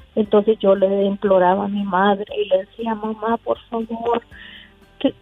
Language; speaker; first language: Spanish; native; Spanish